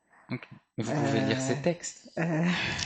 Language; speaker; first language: French; native; French